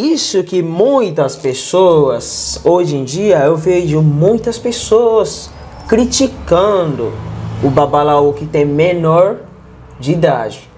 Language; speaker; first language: Portuguese; non-native, learner; Yoruba